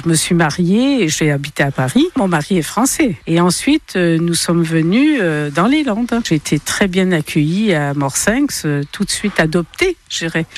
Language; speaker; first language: French; native; French